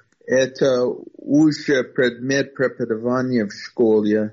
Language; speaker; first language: Russian; non-native, fluent; English